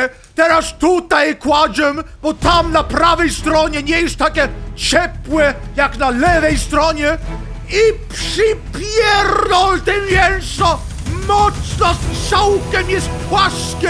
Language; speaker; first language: Polish; non-native, learner; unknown